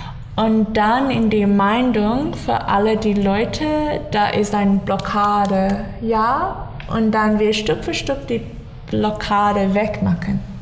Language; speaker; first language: German; non-native, learner; English